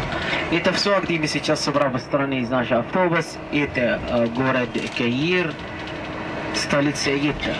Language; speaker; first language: Russian; non-native, learner; Arabic